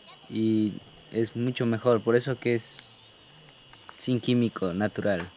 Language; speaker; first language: Spanish; non-native, local second language; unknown